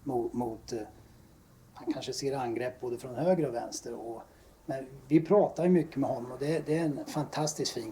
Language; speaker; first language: Swedish; native; Swedish